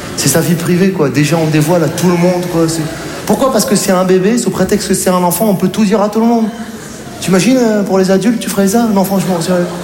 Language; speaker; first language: French; native; French